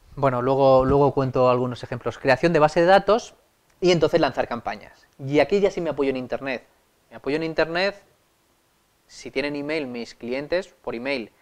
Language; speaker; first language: Spanish; native; Spanish